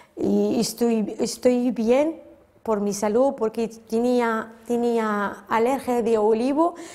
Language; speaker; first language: Spanish; non-native, fluent; Arabic